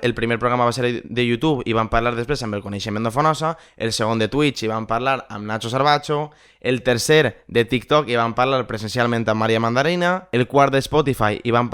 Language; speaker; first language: Catalan; native; Catalan